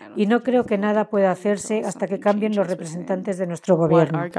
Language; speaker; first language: Spanish; non-native, fluent; Chinese